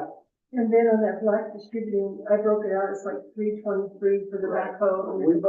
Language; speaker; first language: English; native; English